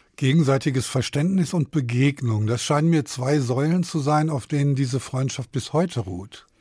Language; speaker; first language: German; native; German